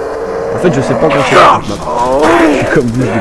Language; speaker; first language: French; native; French